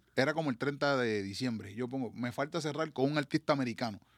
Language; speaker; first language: Spanish; native; Spanish